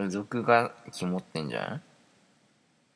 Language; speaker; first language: Japanese; native; Japanese